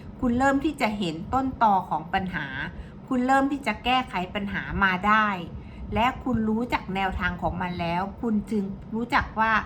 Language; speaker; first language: Thai; native; Thai